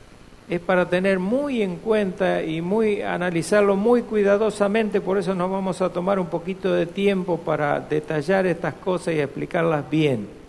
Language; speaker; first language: Spanish; native; Spanish